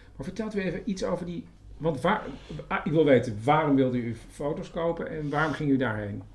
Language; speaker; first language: Dutch; native; Dutch